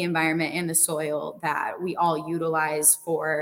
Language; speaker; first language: English; native; English